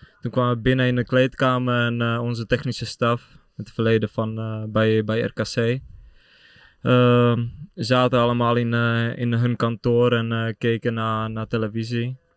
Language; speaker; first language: Dutch; non-native, fluent; Czech